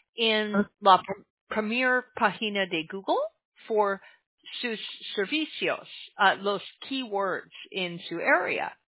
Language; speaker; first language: Spanish; non-native, learner; English